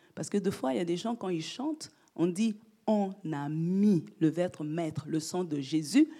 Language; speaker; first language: French; native; French